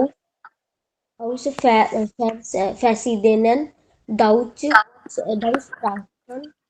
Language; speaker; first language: German; non-native, learner; Hindi